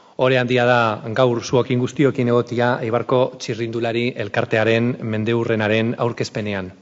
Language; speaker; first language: Basque; native; Basque